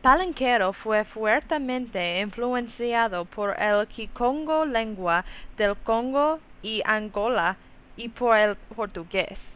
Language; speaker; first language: Spanish; non-native, learner; English